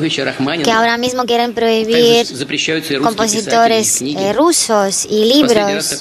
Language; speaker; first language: Spanish; non-native, learner; Russian